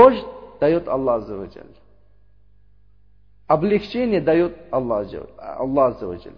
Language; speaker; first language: Russian; non-native, learner; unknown